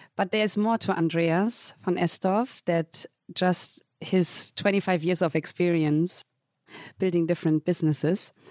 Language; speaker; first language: English; non-native, fluent; German